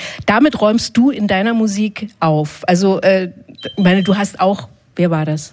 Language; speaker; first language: German; native; German